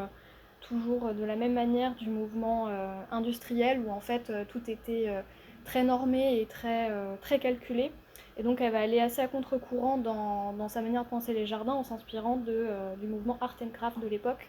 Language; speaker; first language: French; native; French